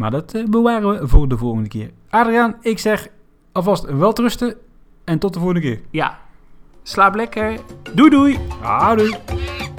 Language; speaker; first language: Dutch; native; Dutch